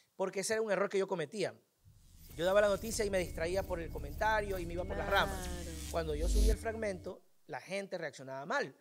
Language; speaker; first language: Spanish; native; Spanish